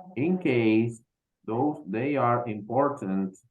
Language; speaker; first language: English; non-native, fluent; Spanish